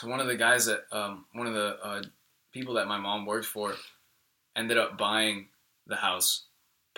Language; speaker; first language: English; early bilingual, other home language; Spanish